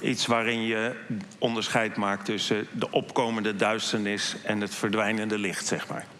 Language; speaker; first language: Dutch; native; Dutch